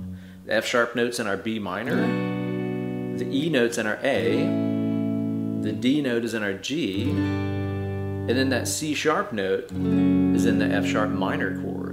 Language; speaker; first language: English; native; English